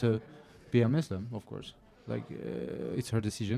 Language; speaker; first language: English; non-native, fluent; Turkish